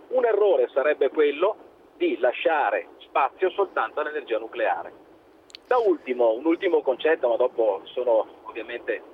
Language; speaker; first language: Italian; native; Italian